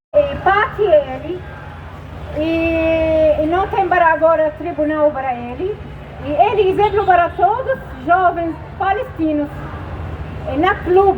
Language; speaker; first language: Portuguese; non-native, learner; Arabic